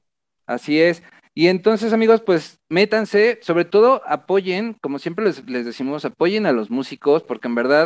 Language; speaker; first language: Spanish; native; Spanish